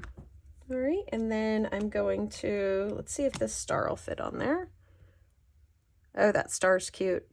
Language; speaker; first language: English; native; English